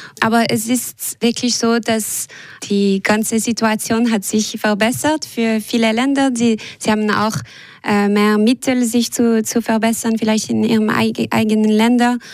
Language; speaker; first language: German; non-native, local second language; French